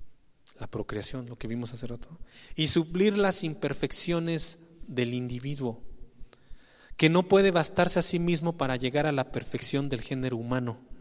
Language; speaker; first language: Spanish; native; Spanish